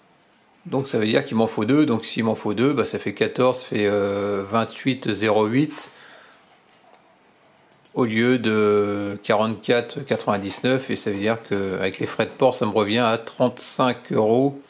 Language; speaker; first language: French; native; French